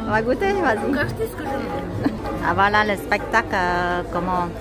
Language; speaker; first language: French; non-native, learner; Vietnamese